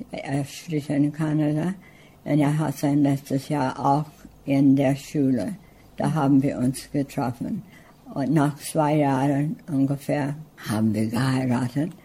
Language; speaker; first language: German; early bilingual, heritage; English